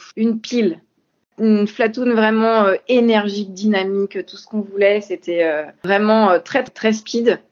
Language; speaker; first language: French; native; French